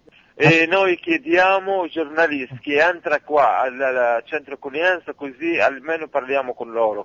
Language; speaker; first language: Italian; non-native, local second language; Arabic